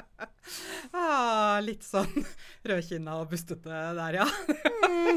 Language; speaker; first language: Norwegian; native; Norwegian